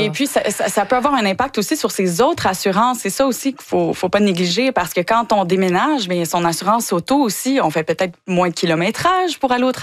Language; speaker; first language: French; native; French